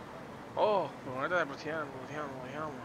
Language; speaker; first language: Spanish; native; Spanish